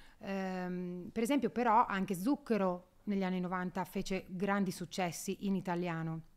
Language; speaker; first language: Italian; native; Italian